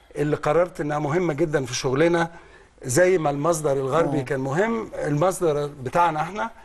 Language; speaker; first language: Arabic; native; Arabic